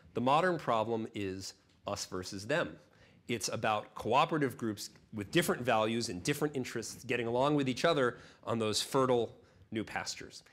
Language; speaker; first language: English; native; English